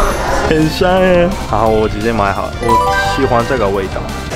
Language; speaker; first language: Chinese; non-native, learner; Japanese